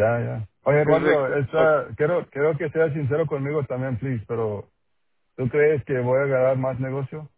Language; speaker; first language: Spanish; non-native, local second language; English